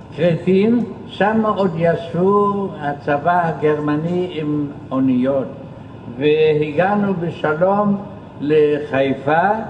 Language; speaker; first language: Hebrew; non-native, fluent; German